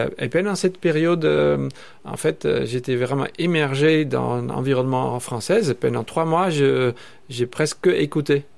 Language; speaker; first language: French; non-native, fluent; Dutch